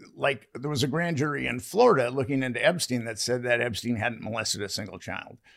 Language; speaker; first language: English; native; English